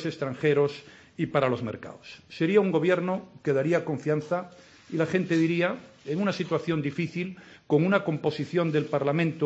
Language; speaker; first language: Spanish; native; Spanish